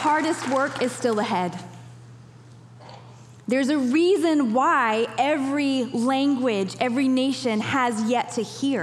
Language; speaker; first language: English; native; English